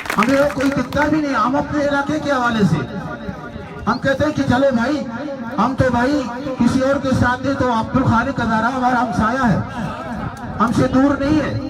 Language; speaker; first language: Urdu; non-native, local second language; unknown